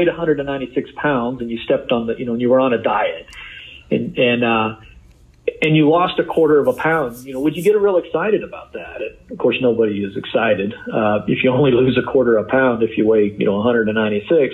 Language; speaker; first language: English; native; English